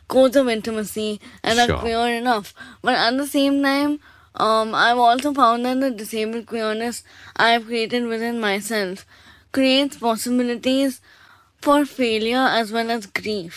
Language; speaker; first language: English; non-native, local second language; Bangla